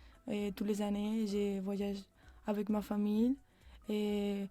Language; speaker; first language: French; non-native, learner; Spanish